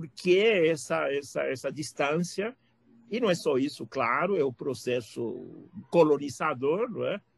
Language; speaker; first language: Portuguese; non-native, fluent; Spanish